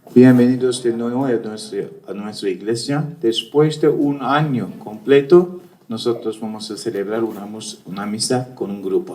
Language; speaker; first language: Spanish; non-native, fluent; Turkish